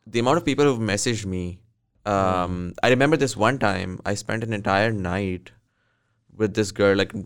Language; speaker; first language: English; non-native, local second language; Urdu